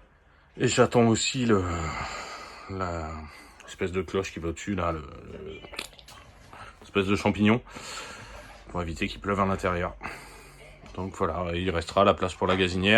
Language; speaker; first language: French; native; French